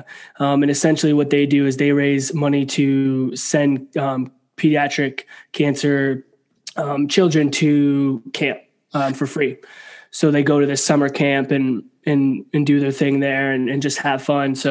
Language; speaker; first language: English; native; English